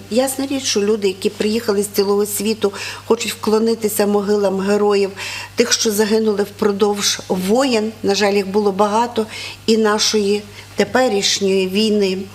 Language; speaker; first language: Ukrainian; native; Ukrainian